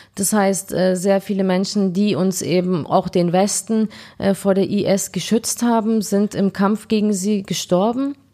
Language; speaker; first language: German; native; German